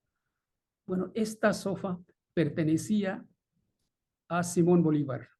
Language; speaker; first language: Spanish; non-native, fluent; Bangla